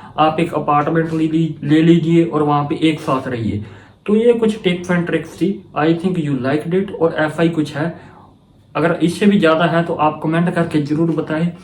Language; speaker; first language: Hindi; non-native, local second language; Punjabi